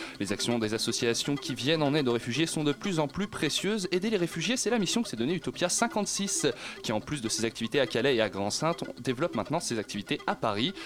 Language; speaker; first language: French; native; French